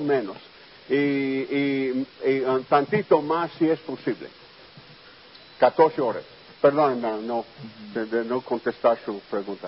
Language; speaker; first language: Spanish; non-native, fluent; English